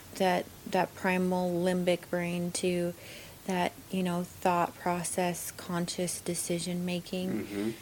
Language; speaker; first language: English; native; English